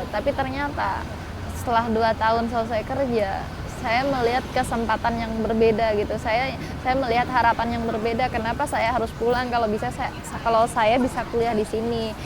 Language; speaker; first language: Indonesian; native; Indonesian